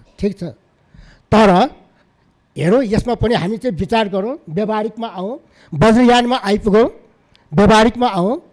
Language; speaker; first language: Nepali; non-native, local second language; Newari